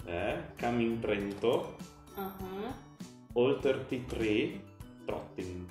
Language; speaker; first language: English; non-native, fluent; Italian